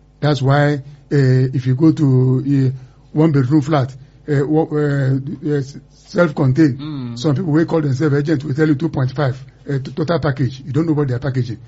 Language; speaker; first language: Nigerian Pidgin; non-native, local second language; Yoruba